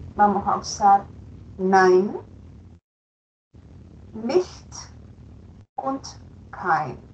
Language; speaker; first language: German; non-native, fluent; Spanish